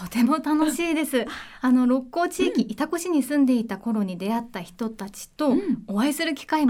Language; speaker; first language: Japanese; native; Japanese